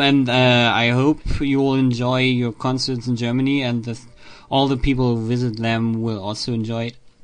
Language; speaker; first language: English; non-native, learner; German